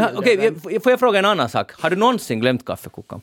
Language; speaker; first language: Swedish; native; Swedish